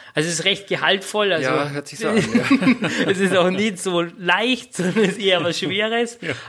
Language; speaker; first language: German; native; German